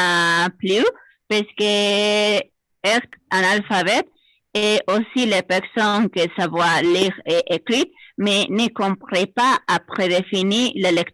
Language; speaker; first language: French; non-native, learner; Spanish